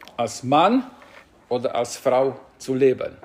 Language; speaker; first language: German; non-native, fluent; Romanian